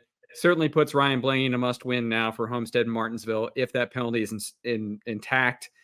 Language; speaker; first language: English; native; English